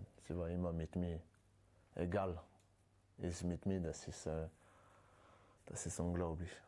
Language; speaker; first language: German; non-native, learner; French